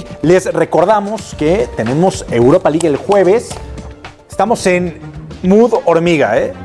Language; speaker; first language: Spanish; native; Spanish